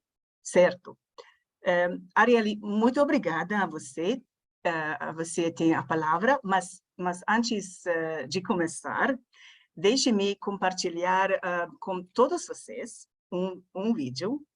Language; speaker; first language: Portuguese; non-native, fluent; Hungarian